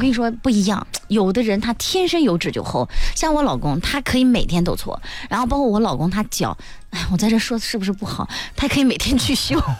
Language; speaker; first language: Chinese; native; Chinese